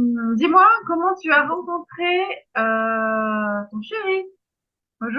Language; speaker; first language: French; native; French